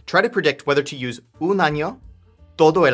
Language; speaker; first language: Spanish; non-native, fluent; English